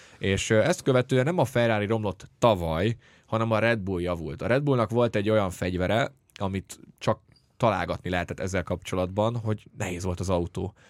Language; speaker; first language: Hungarian; native; Hungarian